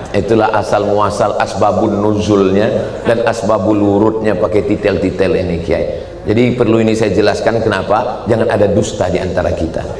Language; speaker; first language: Indonesian; native; Indonesian